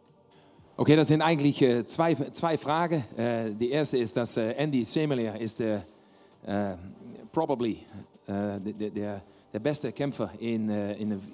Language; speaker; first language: German; non-native, learner; Dutch